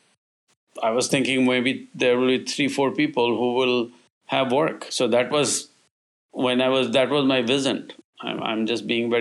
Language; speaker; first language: English; non-native, local second language; Hindi